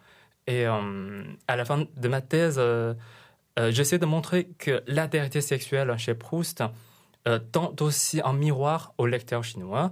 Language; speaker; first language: French; non-native, fluent; Chinese